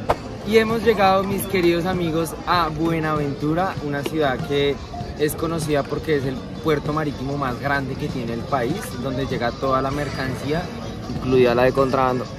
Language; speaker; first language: Spanish; native; Spanish